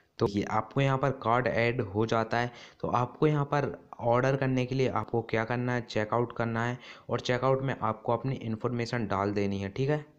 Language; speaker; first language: Hindi; native; Hindi